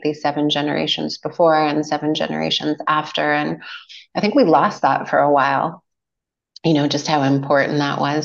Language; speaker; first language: English; native; English